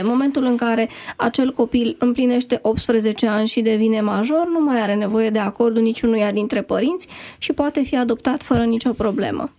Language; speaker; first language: Romanian; native; Romanian